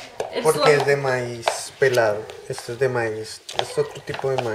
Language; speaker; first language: Spanish; native; Spanish